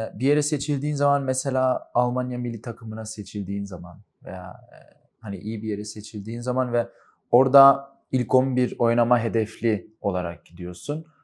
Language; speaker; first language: Turkish; early bilingual, heritage; Turkish